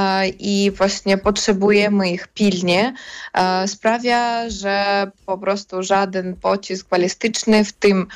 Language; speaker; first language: Polish; non-native, fluent; Ukrainian